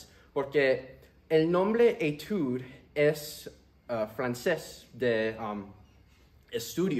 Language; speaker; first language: Spanish; early bilingual, heritage; Spanish